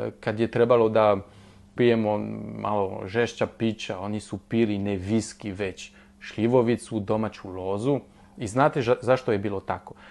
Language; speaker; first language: Bosnian; non-native, fluent; French